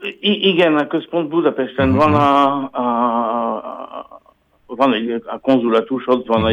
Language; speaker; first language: Hungarian; non-native, learner; French